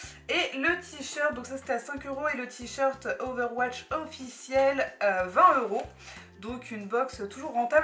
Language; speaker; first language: French; native; French